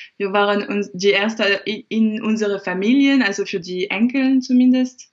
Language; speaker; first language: German; non-native, fluent; French